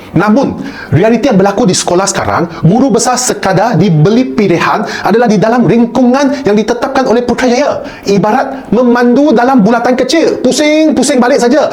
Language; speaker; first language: Malay; non-native, local second language; Chinese